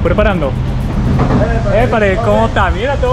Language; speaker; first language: Spanish; non-native, learner; Japanese